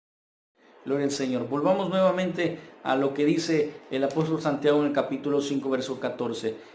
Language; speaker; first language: Spanish; native; Spanish